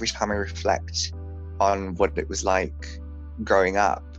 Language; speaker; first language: English; non-native, local second language; Bangla